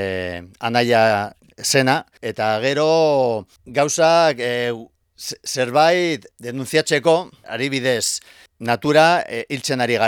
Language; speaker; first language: Basque; non-native, local second language; Spanish